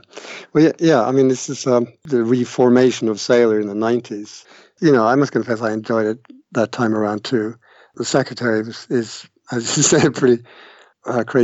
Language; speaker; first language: English; non-native, fluent; Norwegian